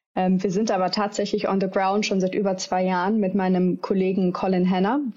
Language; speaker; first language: German; native; German